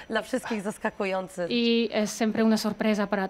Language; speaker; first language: Catalan; non-native, learner; Polish